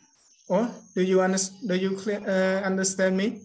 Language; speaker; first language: English; non-native, learner; Khmer